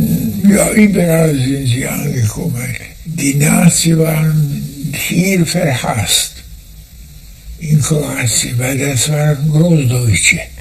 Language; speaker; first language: German; non-native, fluent; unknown